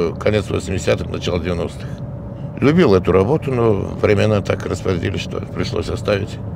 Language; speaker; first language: Russian; non-native, local second language; Gagauz